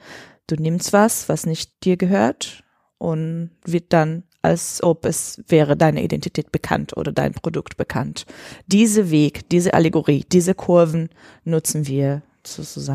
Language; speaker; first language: German; non-native, fluent; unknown